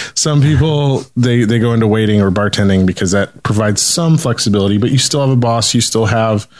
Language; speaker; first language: English; native; English